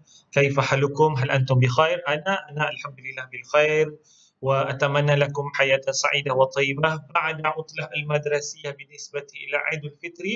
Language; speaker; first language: Arabic; non-native, local second language; Malay